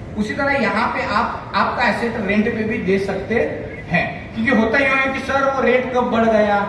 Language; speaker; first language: Hindi; non-native, local second language; Marathi